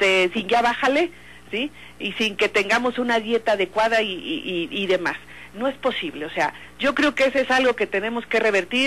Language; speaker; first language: Spanish; native; Spanish